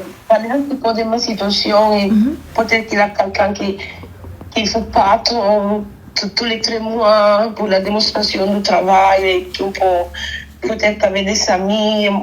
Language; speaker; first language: French; non-native, fluent; Spanish